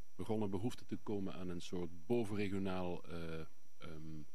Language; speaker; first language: Dutch; native; Dutch